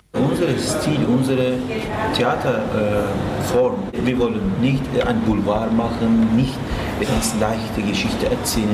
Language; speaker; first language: German; non-native, fluent; Turkish